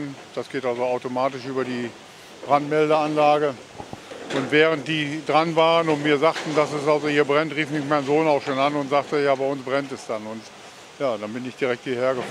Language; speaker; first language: German; native; German